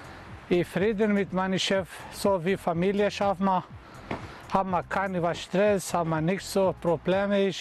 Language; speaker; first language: German; non-native, learner; Bosnian